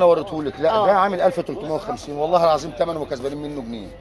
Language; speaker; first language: Arabic; native; Arabic